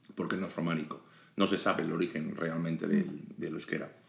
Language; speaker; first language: Spanish; native; Spanish